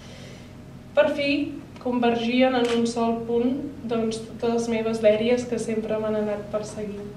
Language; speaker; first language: Catalan; native; Catalan